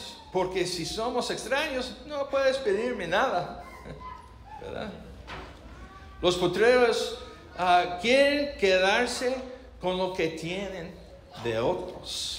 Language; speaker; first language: Spanish; non-native, learner; English